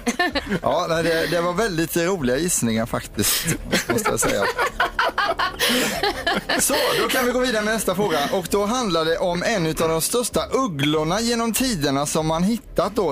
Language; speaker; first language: Swedish; native; Swedish